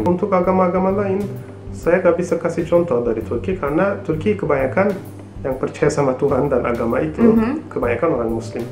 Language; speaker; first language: Indonesian; non-native, fluent; Turkish